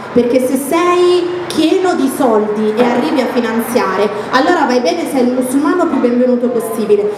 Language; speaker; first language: Italian; early bilingual, other home language; Arabic